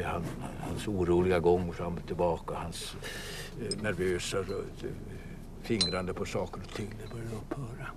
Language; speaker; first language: Swedish; native; Swedish